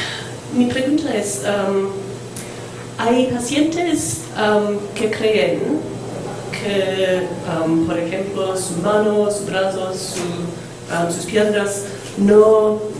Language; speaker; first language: Spanish; non-native, fluent; English